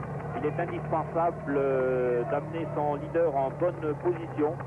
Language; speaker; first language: French; native; French